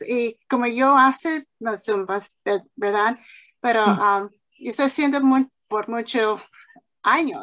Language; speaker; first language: Spanish; early bilingual, heritage; English